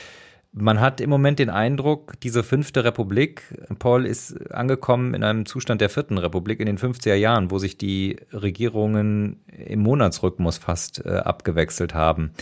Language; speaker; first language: German; native; German